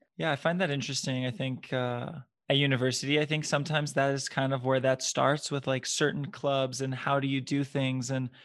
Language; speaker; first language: English; native; English